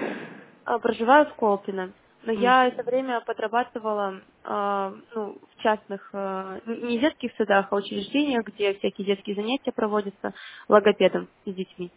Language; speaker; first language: Russian; native; Russian